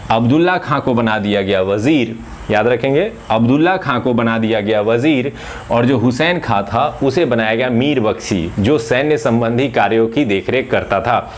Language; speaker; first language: Hindi; non-native, local second language; Marathi